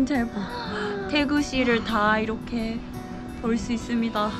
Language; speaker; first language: Korean; non-native, fluent; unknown